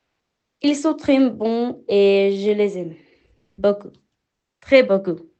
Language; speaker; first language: French; non-native, learner; Spanish